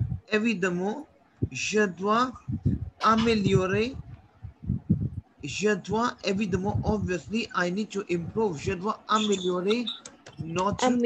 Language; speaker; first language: French; non-native, learner; Hindi